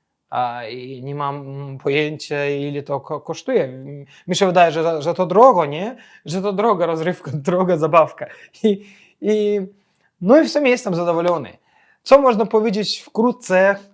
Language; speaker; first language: Polish; non-native, fluent; Azerbaijani